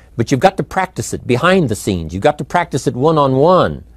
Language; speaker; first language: English; native; English